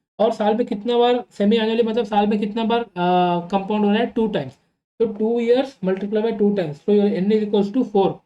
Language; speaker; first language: Hindi; non-native, local second language; Telugu